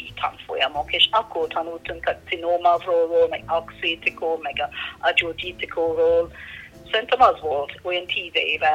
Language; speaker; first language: Hungarian; non-native, learner; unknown